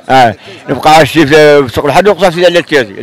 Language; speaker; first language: Arabic; native; Arabic